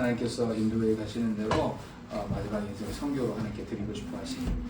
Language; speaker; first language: Korean; native; Korean